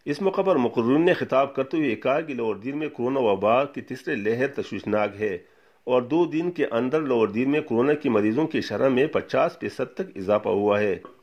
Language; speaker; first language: Urdu; non-native, local second language; Pashto